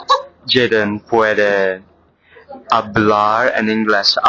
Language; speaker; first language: Spanish; non-native, learner; English